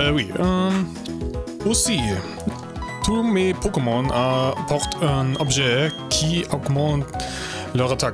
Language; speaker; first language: French; non-native, learner; German